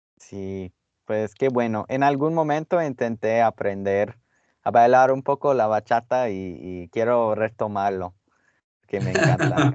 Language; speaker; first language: Spanish; non-native, fluent; English